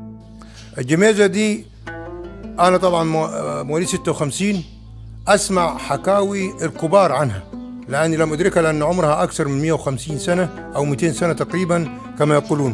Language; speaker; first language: Arabic; native; Arabic